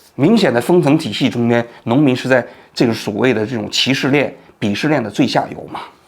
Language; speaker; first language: Chinese; native; Chinese